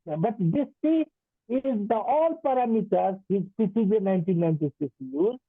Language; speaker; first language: English; non-native, local second language; Nepali